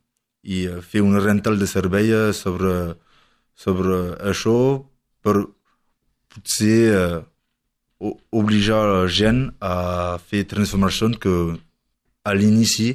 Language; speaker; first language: Catalan; non-native, learner; French